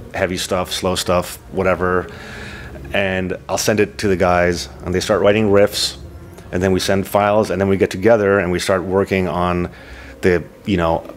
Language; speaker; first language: English; native; English